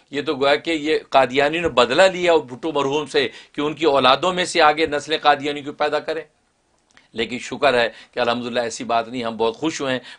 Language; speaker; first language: Urdu; native; Urdu